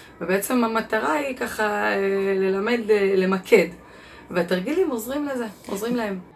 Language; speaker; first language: Hebrew; native; Hebrew